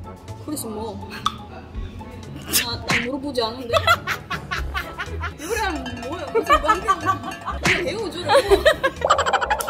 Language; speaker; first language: Korean; non-native, learner; Filipino